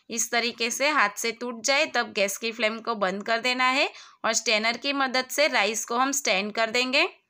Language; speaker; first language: Hindi; non-native, local second language; Gujarati